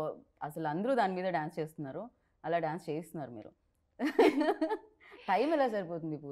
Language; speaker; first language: Telugu; native; Telugu